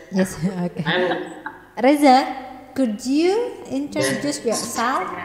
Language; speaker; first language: English; non-native, learner; Indonesian